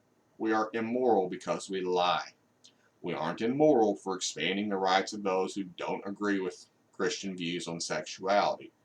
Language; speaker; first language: English; native; English